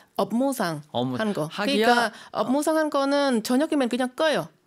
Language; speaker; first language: Korean; non-native, fluent; Vietnamese